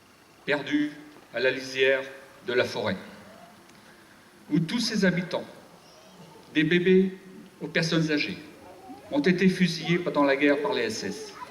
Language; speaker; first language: French; native; French